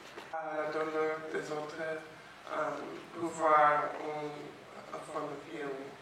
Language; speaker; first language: French; non-native, learner; English